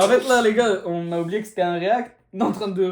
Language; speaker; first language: French; native; French